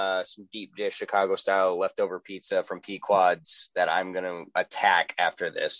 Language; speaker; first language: English; native; English